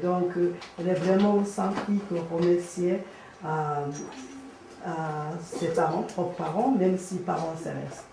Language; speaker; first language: French; non-native, learner; Japanese